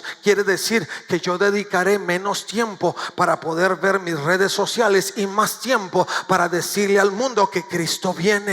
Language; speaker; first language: Spanish; native; Spanish